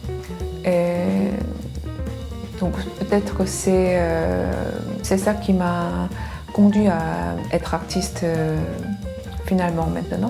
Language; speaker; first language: French; non-native, fluent; Korean